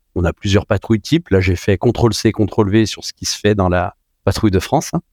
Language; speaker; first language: French; native; French